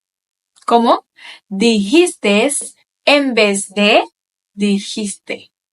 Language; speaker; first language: Spanish; non-native, fluent; Haitian Creole